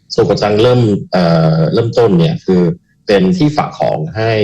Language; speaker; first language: Thai; non-native, fluent; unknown